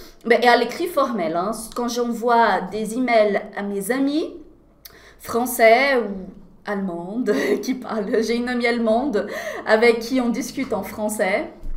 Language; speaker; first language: French; non-native, fluent; Portuguese